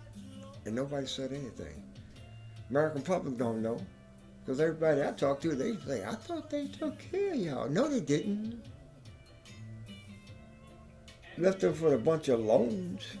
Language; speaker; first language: English; native; English